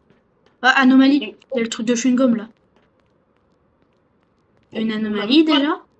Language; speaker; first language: French; native; French